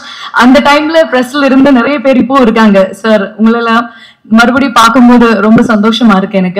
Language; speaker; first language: Tamil; non-native, fluent; Malayalam